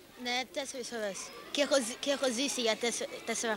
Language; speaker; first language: Greek; early bilingual, heritage; Greek